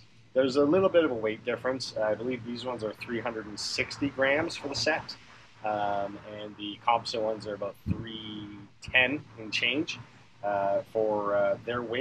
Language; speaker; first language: English; native; English